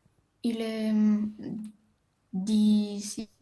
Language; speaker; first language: French; non-native, learner; Romanian